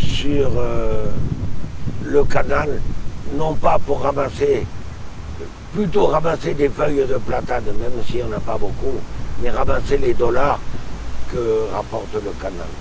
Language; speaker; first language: French; native; French